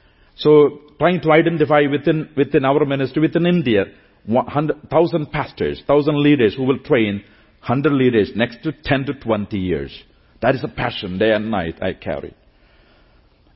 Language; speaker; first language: English; non-native, local second language; Malayalam